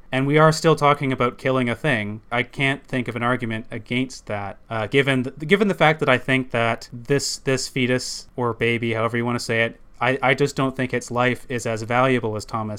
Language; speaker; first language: English; native; English